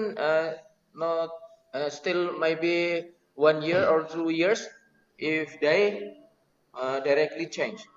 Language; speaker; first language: English; non-native, learner; Indonesian